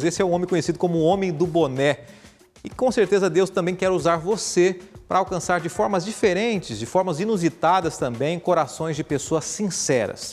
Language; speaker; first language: Portuguese; native; Portuguese